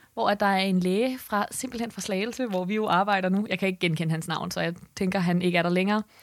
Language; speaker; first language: Danish; native; Danish